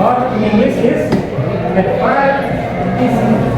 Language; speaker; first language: English; non-native, learner; Indonesian